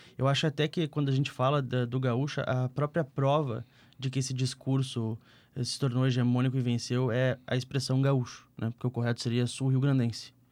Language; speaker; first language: Portuguese; native; Portuguese